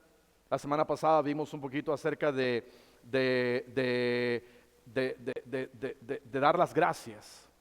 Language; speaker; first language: Spanish; native; Spanish